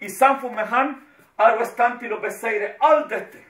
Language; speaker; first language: Swedish; non-native, fluent; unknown